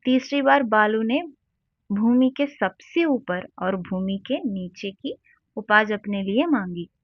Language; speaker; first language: Hindi; non-native, local second language; Telugu